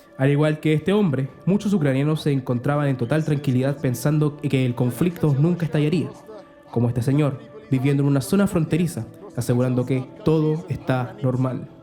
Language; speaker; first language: Spanish; native; Spanish